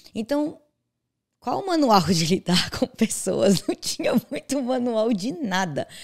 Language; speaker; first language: Portuguese; native; Portuguese